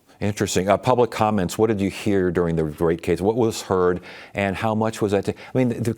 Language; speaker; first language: English; native; English